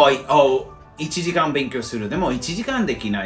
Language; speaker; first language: Japanese; non-native, learner; English